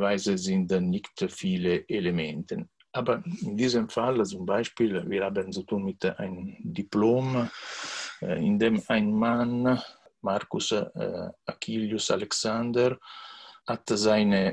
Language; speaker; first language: German; non-native, learner; Italian